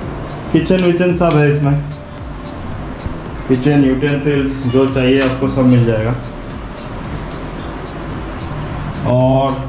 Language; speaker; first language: Hindi; non-native, local second language; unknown